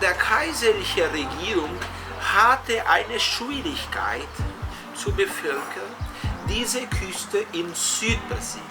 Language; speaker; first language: German; non-native, fluent; Portuguese